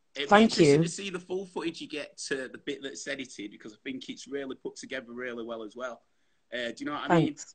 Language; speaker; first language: English; native; English